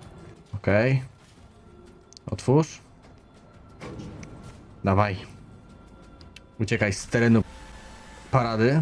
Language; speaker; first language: Polish; native; Polish